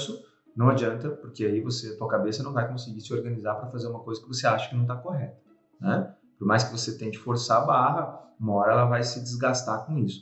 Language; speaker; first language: Portuguese; native; Portuguese